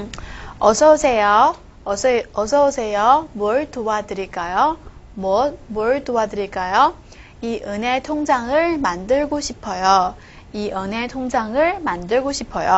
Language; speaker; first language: Korean; non-native, fluent; Chinese